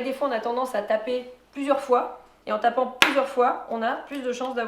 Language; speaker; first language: French; native; French